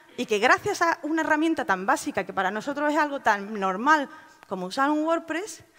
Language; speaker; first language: Spanish; native; Spanish